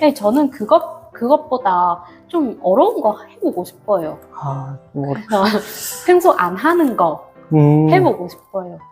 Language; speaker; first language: Korean; non-native, fluent; Vietnamese